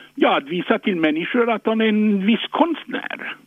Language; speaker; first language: Swedish; non-native, fluent; French